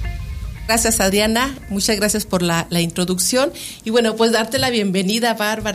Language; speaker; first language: Spanish; native; Spanish